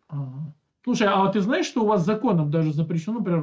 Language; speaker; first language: Russian; native; Russian